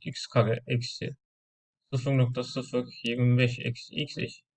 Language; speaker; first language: Turkish; native; Turkish